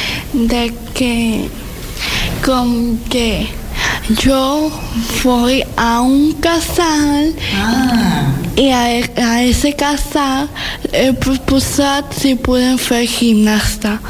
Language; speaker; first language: Catalan; non-native, learner; Spanish